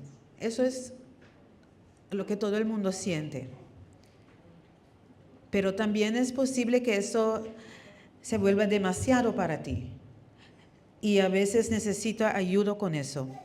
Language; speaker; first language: Spanish; non-native, fluent; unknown